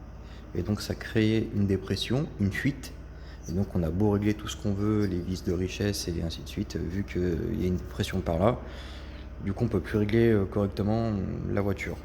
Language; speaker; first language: French; native; French